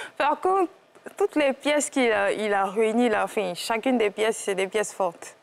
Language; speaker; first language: French; native; French